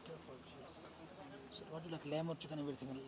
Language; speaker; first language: English; non-native, fluent; Arabic